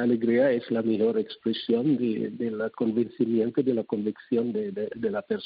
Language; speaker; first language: Spanish; non-native, fluent; Cebuano